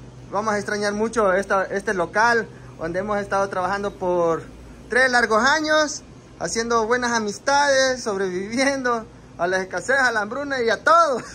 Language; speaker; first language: Spanish; native; Spanish